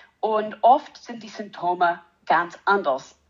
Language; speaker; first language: German; non-native, learner; English